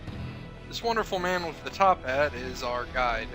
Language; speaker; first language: English; native; English